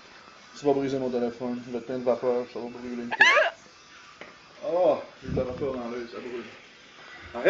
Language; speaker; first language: French; native; French